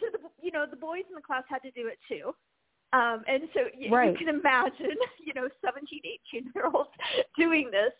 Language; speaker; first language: English; native; English